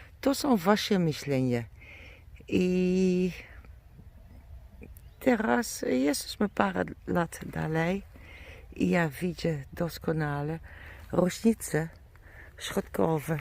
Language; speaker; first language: Polish; non-native, learner; German